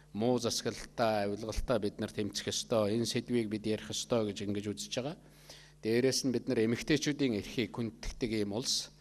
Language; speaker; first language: Mongolian; native; Mongolian